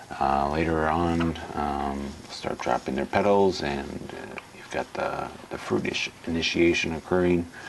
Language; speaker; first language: English; native; English